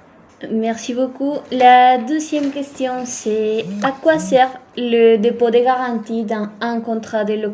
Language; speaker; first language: French; non-native, fluent; Spanish